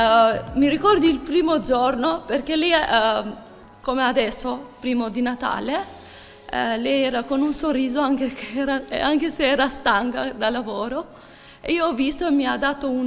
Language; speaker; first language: Italian; non-native, learner; Albanian